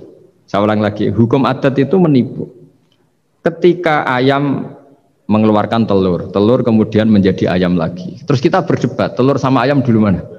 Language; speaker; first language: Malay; non-native, local second language; Javanese